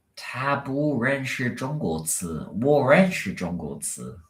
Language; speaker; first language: Chinese; non-native, learner; English